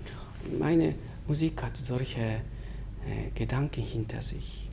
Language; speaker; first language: German; non-native, learner; Japanese